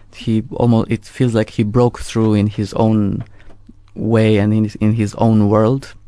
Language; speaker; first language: English; non-native, fluent; Romanian